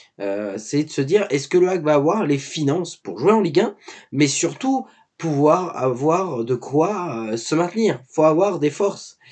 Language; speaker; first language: French; native; French